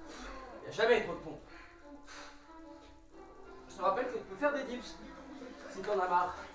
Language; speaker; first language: French; native; French